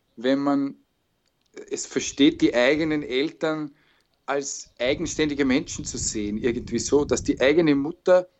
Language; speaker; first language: German; native; German